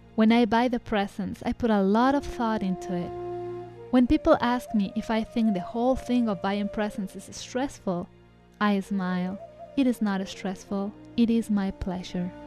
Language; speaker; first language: English; non-native, fluent; Spanish